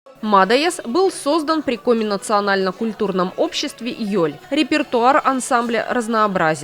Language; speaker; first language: Russian; native; Russian